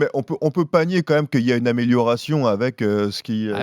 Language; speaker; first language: French; native; French